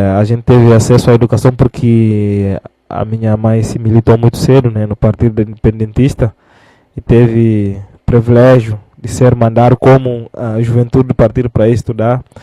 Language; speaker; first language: Portuguese; non-native, local second language; Fula